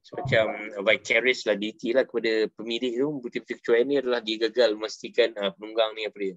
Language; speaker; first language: Malay; native; Malay